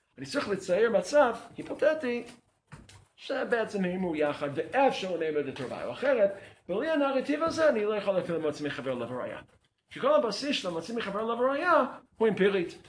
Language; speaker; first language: Hebrew; non-native, fluent; English